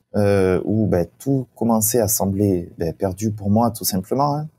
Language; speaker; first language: French; native; French